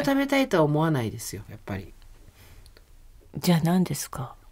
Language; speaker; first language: Japanese; native; Japanese